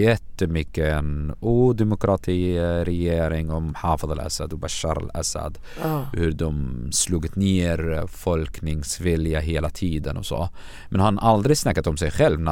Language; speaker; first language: Swedish; non-native, fluent; Arabic